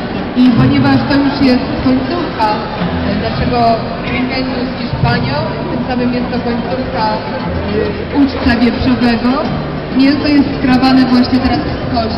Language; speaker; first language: Polish; native; Polish